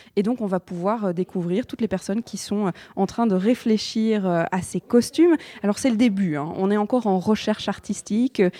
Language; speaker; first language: French; native; French